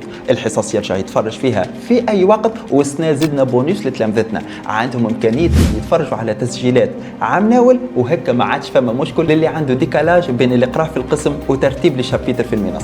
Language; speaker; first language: Arabic; native; Arabic